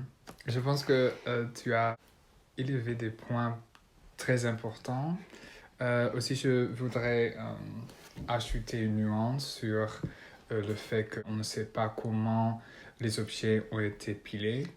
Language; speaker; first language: French; non-native, learner; Dutch